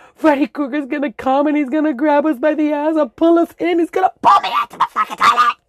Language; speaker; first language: English; early bilingual, other home language; Spanish